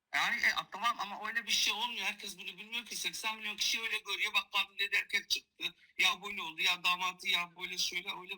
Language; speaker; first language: Turkish; non-native, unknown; Kurdish